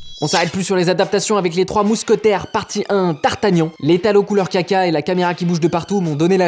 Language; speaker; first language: French; native; French